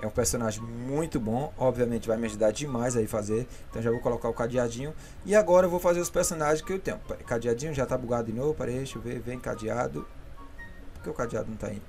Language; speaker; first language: Portuguese; native; Portuguese